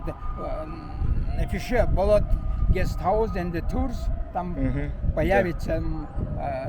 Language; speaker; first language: Russian; non-native, fluent; Mongolian